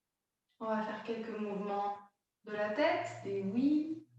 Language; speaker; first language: French; native; French